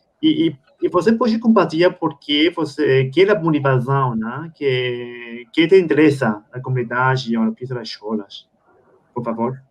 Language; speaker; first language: Portuguese; non-native, fluent; Spanish